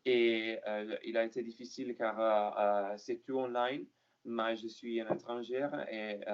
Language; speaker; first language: French; non-native, learner; Italian